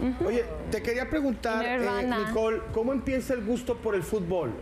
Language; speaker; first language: Spanish; native; Spanish